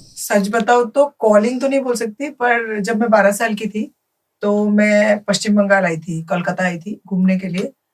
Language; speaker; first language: Hindi; non-native, local second language; Bangla